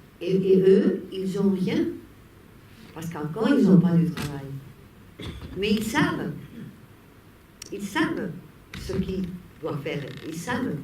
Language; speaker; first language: French; non-native, fluent; Spanish